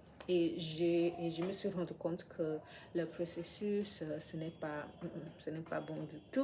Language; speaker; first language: French; non-native, learner; English